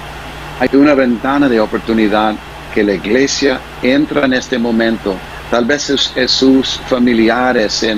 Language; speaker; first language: Spanish; non-native, fluent; English